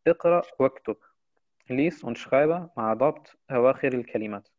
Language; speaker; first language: Arabic; non-native, fluent; German